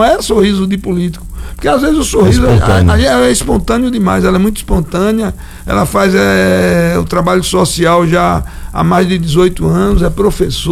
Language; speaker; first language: Portuguese; native; Portuguese